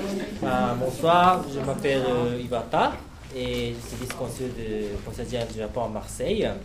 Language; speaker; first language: French; non-native, learner; Japanese